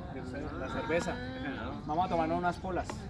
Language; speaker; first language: Spanish; native; Spanish